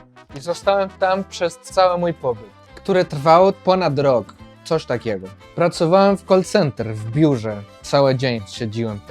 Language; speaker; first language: Polish; non-native, fluent; Spanish